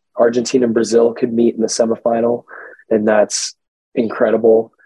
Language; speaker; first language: English; native; English